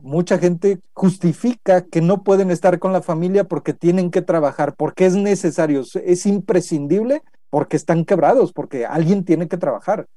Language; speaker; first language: Spanish; native; Spanish